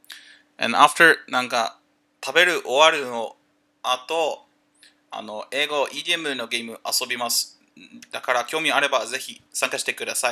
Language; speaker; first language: Japanese; non-native, learner; English